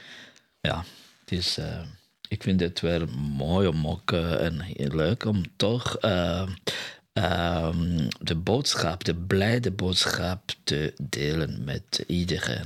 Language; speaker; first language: Dutch; non-native, fluent; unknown